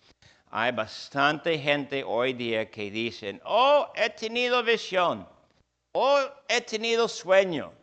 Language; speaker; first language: Spanish; non-native, fluent; English